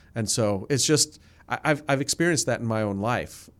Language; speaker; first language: English; native; English